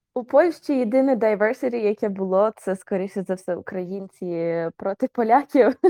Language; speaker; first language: Ukrainian; native; Ukrainian